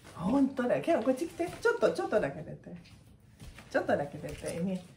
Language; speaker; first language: Japanese; non-native, learner; Indonesian